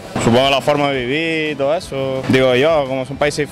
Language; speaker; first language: Spanish; native; Spanish